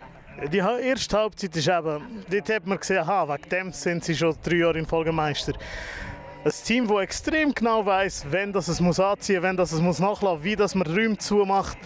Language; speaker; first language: German; native; German